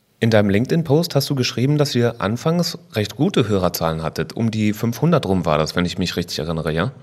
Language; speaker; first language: German; native; German